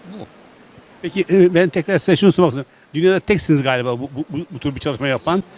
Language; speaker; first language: Turkish; native; Turkish